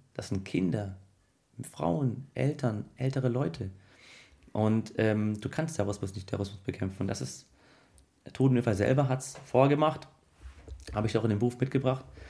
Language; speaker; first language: German; early bilingual, other home language; Arabic